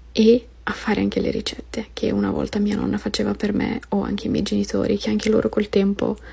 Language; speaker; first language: Italian; early bilingual, other home language; Romanian